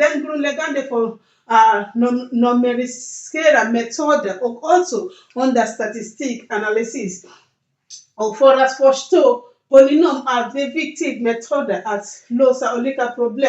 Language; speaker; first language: Swedish; non-native, learner; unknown